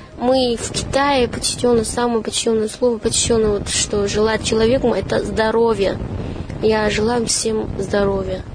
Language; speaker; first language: Russian; non-native, learner; Chinese